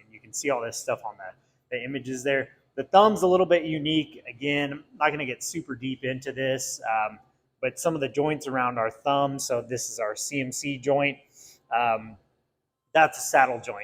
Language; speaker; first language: English; native; English